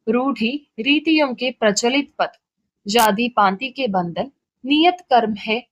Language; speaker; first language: Hindi; non-native, local second language; Malayalam